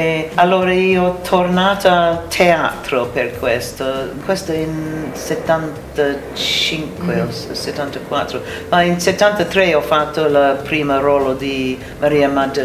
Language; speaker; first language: Italian; non-native, learner; English